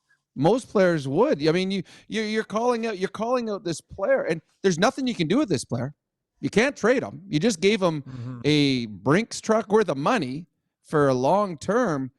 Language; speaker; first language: English; native; English